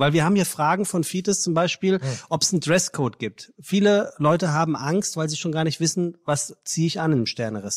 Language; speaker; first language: German; native; German